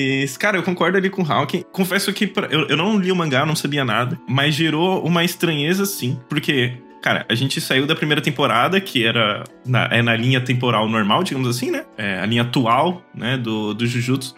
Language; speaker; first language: Portuguese; native; Portuguese